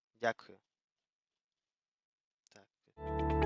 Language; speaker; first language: Ukrainian; native; Ukrainian